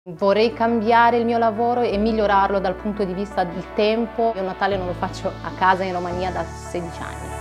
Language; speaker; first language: Italian; non-native, fluent; Romanian